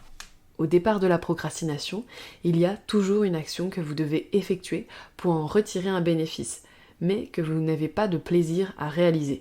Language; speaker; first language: French; native; French